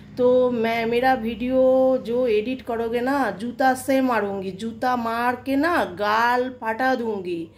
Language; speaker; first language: Hindi; non-native, local second language; Bangla